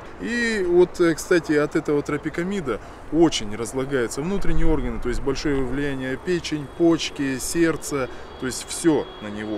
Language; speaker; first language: Russian; native; Russian